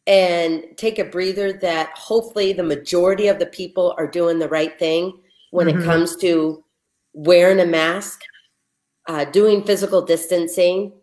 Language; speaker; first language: English; native; English